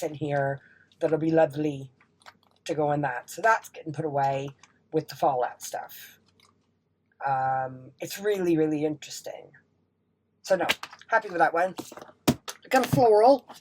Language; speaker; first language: English; native; English